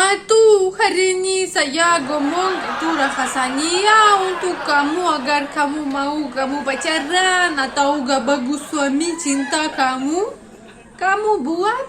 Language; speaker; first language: Indonesian; non-native, learner; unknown